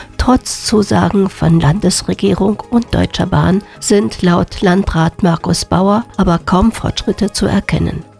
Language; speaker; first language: German; native; German